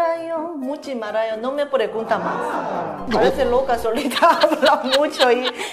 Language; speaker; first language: Spanish; non-native, learner; Korean